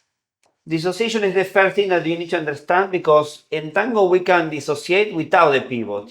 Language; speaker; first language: English; non-native, fluent; Spanish